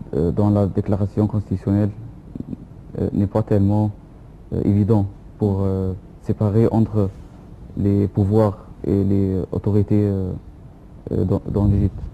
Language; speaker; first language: French; non-native, fluent; Arabic